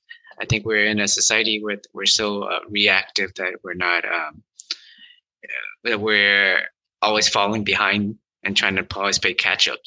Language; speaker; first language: English; early bilingual, other home language; Vietnamese